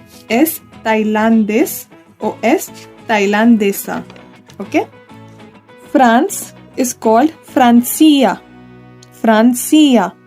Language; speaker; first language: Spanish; non-native, learner; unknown